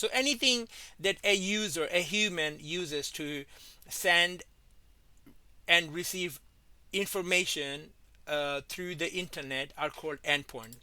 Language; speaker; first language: English; non-native, fluent; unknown